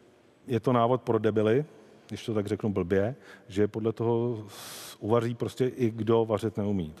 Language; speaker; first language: Czech; native; Czech